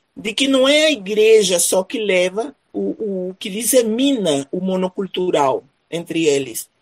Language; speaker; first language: Portuguese; non-native, fluent; Spanish